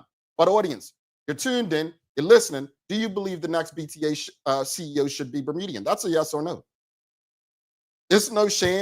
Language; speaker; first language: English; native; English